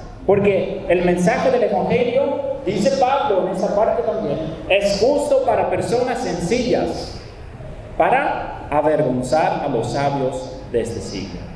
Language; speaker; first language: Spanish; non-native, fluent; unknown